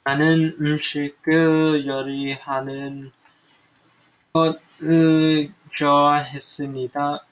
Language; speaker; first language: Korean; non-native, learner; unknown